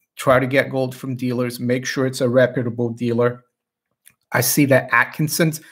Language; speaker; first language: English; non-native, fluent; Portuguese